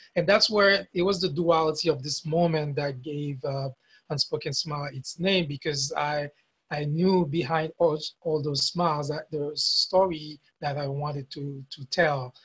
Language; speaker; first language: English; non-native, fluent; Haitian Creole